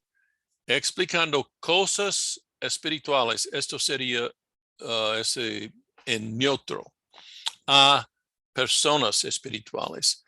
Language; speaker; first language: Spanish; non-native, fluent; English